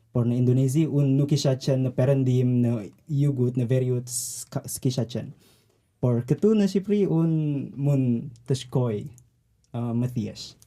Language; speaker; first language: Albanian; non-native, learner; Indonesian